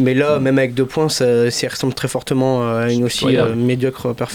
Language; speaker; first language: French; native; French